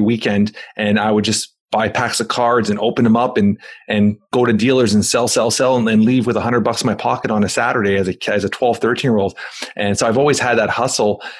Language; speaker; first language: English; native; English